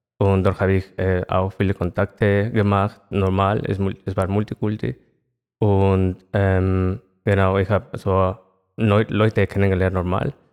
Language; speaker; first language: German; non-native, fluent; Spanish